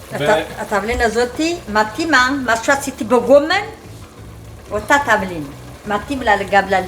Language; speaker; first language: Hebrew; non-native, fluent; Amharic